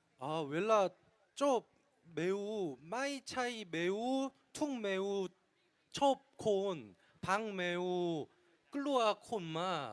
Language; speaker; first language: Thai; non-native, learner; Korean